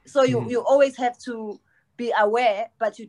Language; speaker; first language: English; non-native, local second language; Zulu